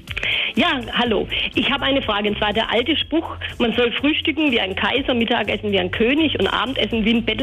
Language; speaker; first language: German; native; German